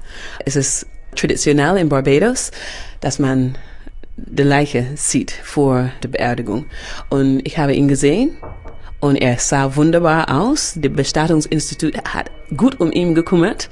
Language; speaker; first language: German; non-native, fluent; English